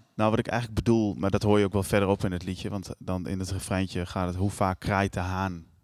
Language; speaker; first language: Dutch; native; Dutch